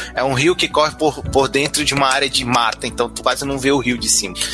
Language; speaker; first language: Portuguese; native; Portuguese